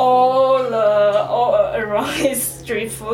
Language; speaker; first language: English; non-native, learner; Chinese